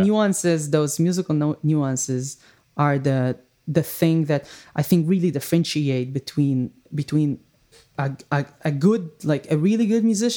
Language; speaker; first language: English; non-native, fluent; Hebrew